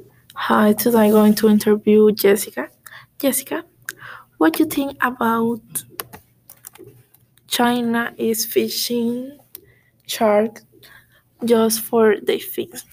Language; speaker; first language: English; non-native, learner; Spanish